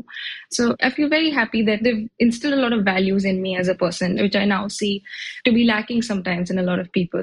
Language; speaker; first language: English; non-native, local second language; Hindi